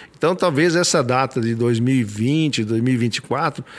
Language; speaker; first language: Portuguese; native; Portuguese